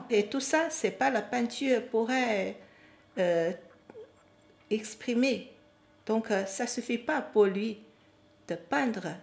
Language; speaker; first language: French; non-native, fluent; Chinese